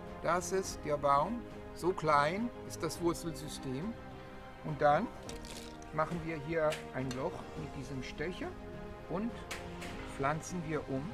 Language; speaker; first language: German; non-native, fluent; Hebrew